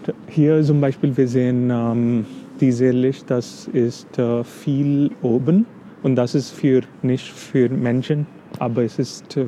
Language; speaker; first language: German; non-native, fluent; English